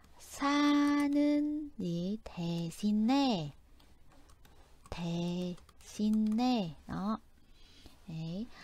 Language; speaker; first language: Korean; non-native, fluent; Vietnamese